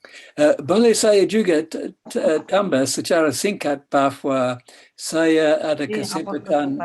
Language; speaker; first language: Indonesian; non-native, fluent; English